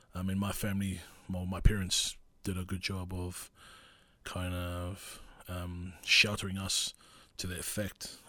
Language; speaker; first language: English; non-native, local second language; Māori